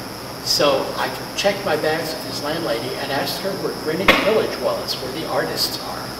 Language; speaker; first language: English; native; English